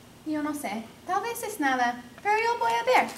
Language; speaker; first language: Spanish; non-native, learner; English